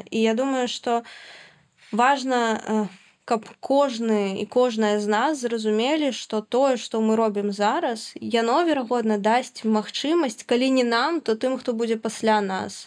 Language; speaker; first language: Belarusian; non-native, local second language; Russian